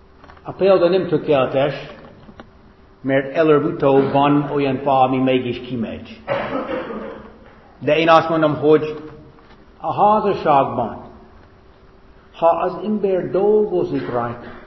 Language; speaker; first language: Hungarian; non-native, fluent; English